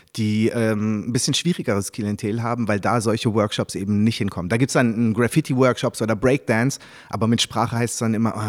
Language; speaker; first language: German; early bilingual, other home language; French